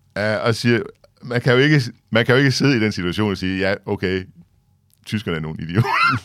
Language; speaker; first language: Danish; native; Danish